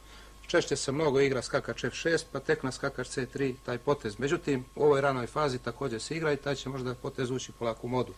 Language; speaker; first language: Bosnian; native; Bosnian